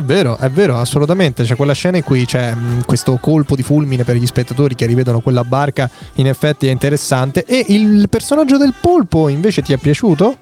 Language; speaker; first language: Italian; native; Italian